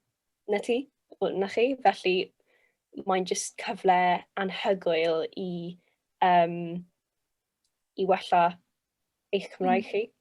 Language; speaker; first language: Welsh; non-native, local second language; English